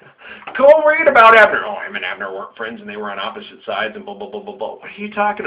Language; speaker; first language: English; native; English